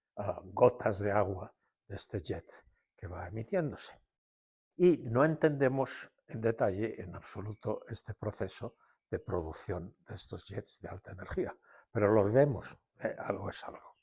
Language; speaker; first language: Spanish; native; Spanish